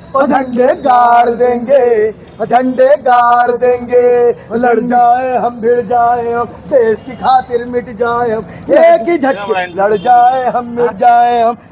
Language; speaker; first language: Hindi; non-native, local second language; Bhojpuri